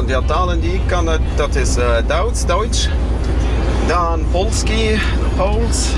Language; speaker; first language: Dutch; non-native, fluent; Kashubian